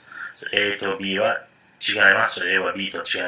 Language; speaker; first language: Japanese; non-native, fluent; English